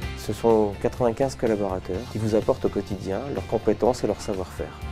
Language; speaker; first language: French; native; French